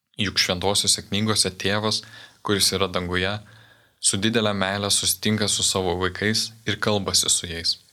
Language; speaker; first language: Lithuanian; native; Lithuanian